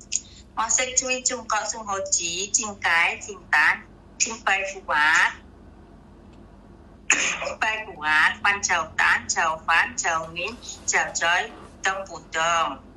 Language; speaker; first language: Cantonese; non-native, learner; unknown